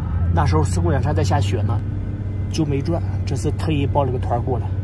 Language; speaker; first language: Chinese; native; Chinese